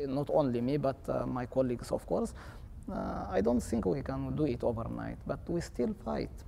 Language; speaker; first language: English; non-native, fluent; Tigrinya